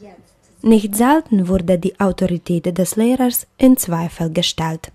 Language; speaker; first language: German; non-native, fluent; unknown